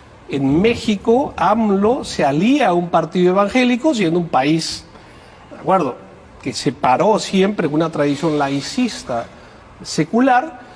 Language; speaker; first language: Spanish; native; Spanish